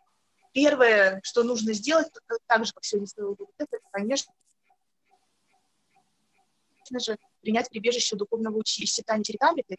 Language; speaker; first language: Russian; native; Russian